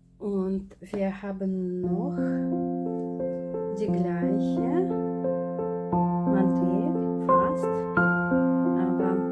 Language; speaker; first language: German; non-native, fluent; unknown